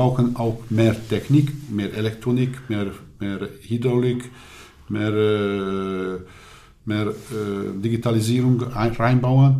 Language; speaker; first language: German; non-native, learner; Hungarian